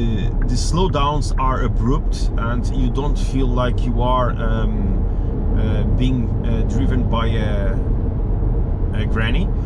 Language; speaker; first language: English; non-native, fluent; Portuguese